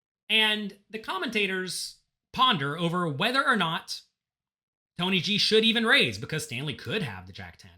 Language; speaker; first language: English; native; English